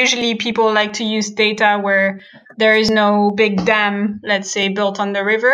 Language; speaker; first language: English; non-native, fluent; French